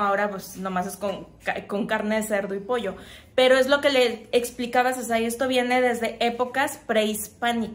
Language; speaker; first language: Spanish; native; Spanish